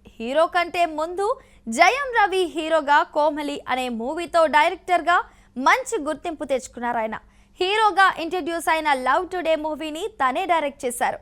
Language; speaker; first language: Telugu; native; Telugu